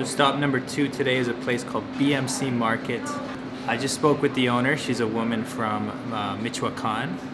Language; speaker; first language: English; native; English